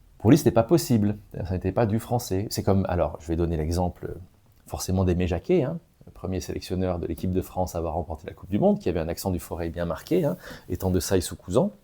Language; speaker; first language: French; native; French